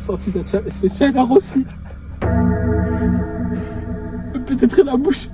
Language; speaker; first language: French; native; French